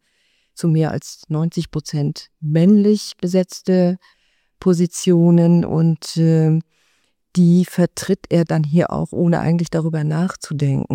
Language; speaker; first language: German; native; German